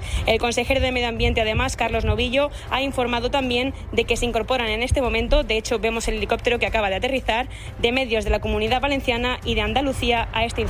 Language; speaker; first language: Spanish; native; Spanish